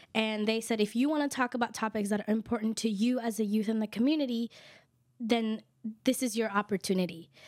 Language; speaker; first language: English; early bilingual, other home language; Kʼicheʼ